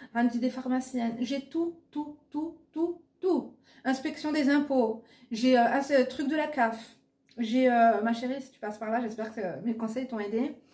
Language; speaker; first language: French; native; French